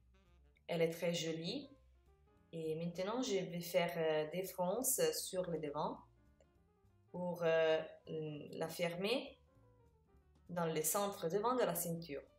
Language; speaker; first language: French; non-native, fluent; Italian